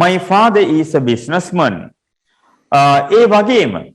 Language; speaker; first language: English; non-native, local second language; Sinhala